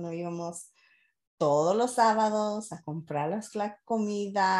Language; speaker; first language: Spanish; early bilingual, heritage; Spanish